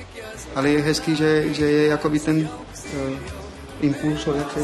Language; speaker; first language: Czech; non-native, fluent; Spanish